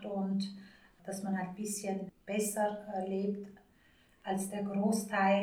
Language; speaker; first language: German; early bilingual, other home language; Turkish